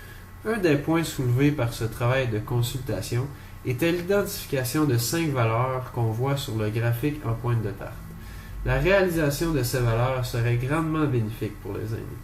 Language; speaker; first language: French; native; French